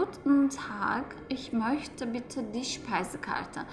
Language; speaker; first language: German; non-native, learner; Turkish